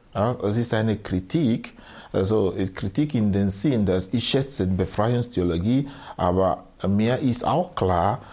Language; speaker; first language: German; non-native, fluent; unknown